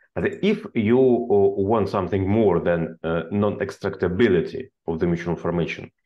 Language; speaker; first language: English; non-native, fluent; Russian